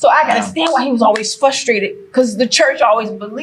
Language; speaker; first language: English; native; English